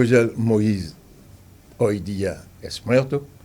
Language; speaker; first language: Spanish; non-native, fluent; Haitian Creole